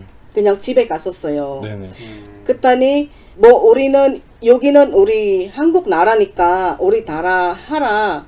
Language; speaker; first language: Korean; non-native, learner; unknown